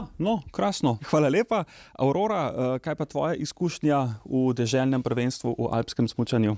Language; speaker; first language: Slovenian; native; Slovenian